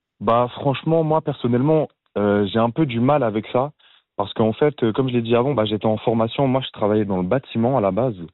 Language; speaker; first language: French; early bilingual, other home language; Albanian